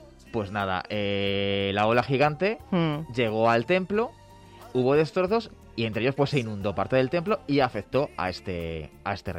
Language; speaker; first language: Spanish; native; Spanish